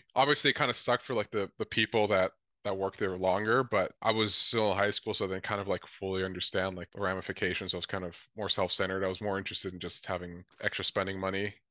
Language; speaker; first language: English; native; English